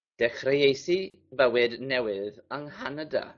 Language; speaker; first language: Welsh; non-native, learner; English